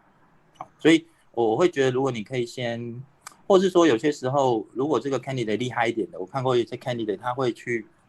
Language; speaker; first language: Chinese; native; Chinese